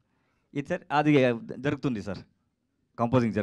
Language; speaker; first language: Telugu; non-native, learner; Kannada